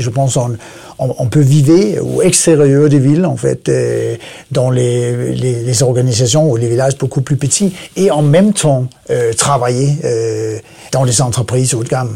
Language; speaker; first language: French; non-native, learner; Danish